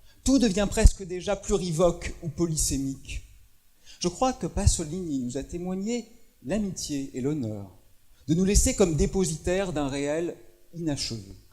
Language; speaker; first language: French; native; French